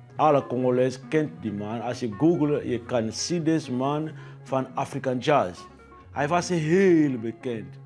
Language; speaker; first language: Dutch; non-native, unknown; Lingala